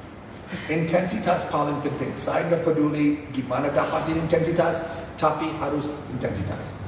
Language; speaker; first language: Indonesian; non-native, fluent; English